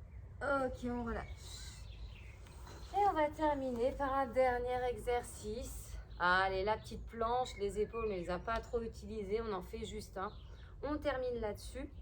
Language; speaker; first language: French; native; French